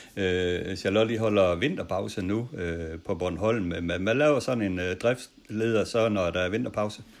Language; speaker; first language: Danish; native; Danish